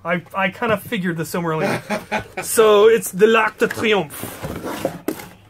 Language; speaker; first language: English; native; English